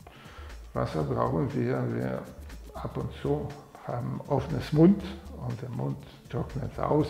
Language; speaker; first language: German; non-native, fluent; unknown